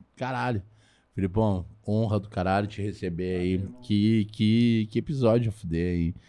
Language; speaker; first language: Portuguese; native; Portuguese